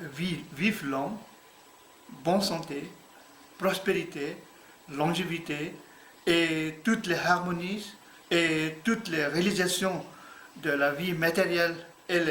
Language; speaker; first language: French; non-native, learner; Tibetan